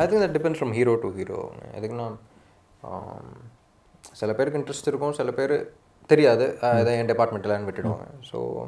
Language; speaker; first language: Tamil; non-native, local second language; Telugu